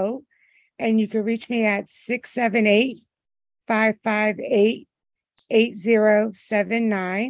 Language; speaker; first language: English; native; English